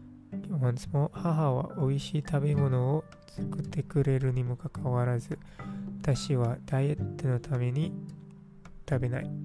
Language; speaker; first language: Japanese; non-native, learner; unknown